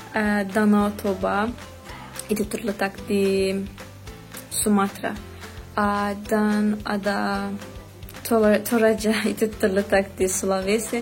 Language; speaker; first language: Indonesian; non-native, fluent; Azerbaijani